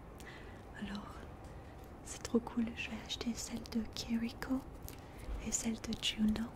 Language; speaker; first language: French; early bilingual, heritage; French